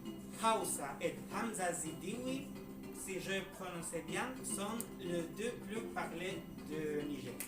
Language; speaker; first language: French; non-native, learner; Spanish